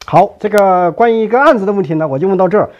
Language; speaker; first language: Chinese; native; Chinese